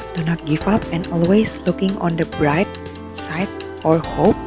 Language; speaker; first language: English; non-native, learner; Indonesian